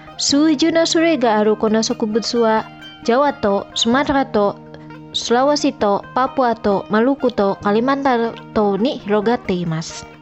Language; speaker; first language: Japanese; non-native, fluent; Indonesian